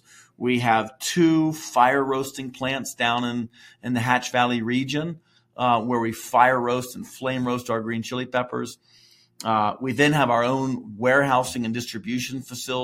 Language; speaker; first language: English; native; English